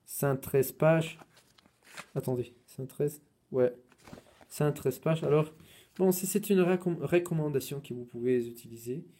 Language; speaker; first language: French; non-native, fluent; Spanish